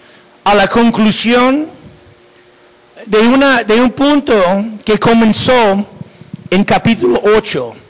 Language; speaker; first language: Spanish; non-native, fluent; English